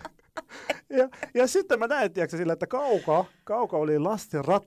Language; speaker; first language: Finnish; non-native, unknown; Arabic